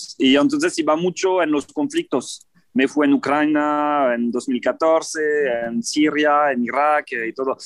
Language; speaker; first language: Spanish; non-native, fluent; French